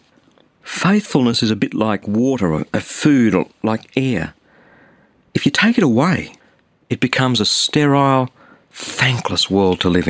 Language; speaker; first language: English; native; English